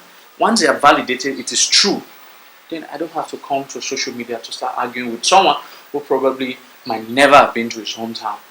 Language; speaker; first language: English; non-native, local second language; Bini